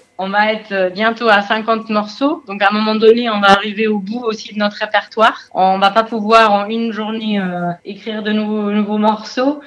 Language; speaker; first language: French; non-native, fluent; German